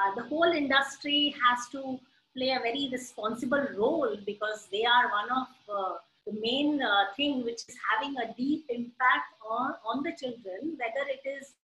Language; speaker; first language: English; non-native, local second language; Hindi